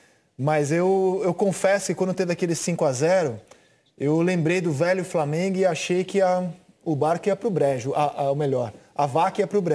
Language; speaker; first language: Portuguese; native; Portuguese